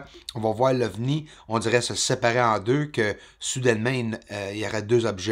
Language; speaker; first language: French; native; French